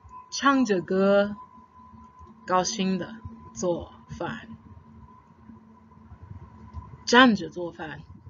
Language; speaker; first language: Chinese; non-native, fluent; English